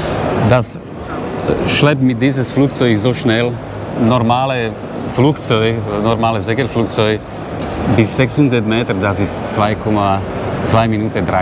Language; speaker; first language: German; non-native, learner; Slovak